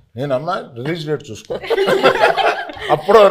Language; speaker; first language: Telugu; native; Telugu